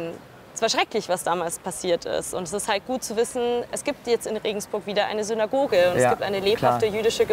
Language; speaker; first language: German; native; German